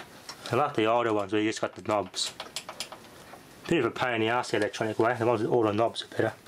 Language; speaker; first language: English; native; English